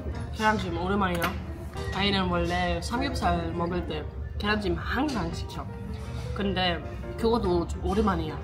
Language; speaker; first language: Korean; non-native, learner; German